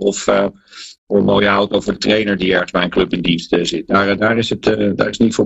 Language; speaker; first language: Dutch; native; Dutch